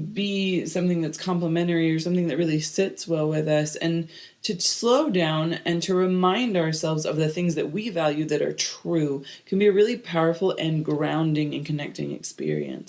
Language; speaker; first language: English; native; English